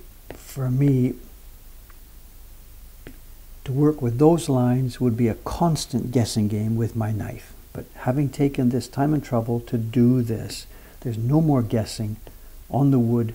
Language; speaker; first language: English; native; English